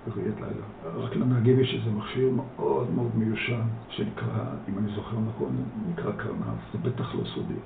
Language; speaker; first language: Hebrew; early bilingual, other home language; Dutch